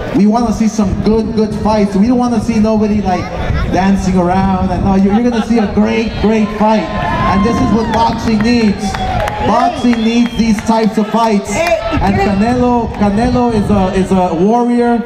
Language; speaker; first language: English; early bilingual, other home language; Spanish